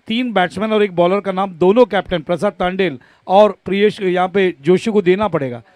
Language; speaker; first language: Hindi; non-native, local second language; Marathi